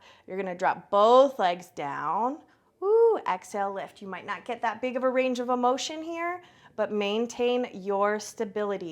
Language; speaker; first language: English; native; English